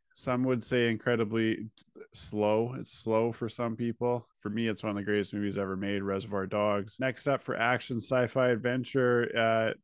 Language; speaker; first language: English; native; English